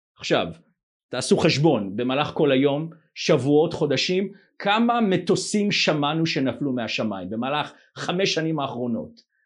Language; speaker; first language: Hebrew; non-native, fluent; English